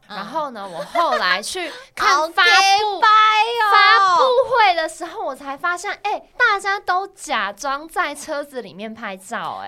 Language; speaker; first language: Chinese; native; Chinese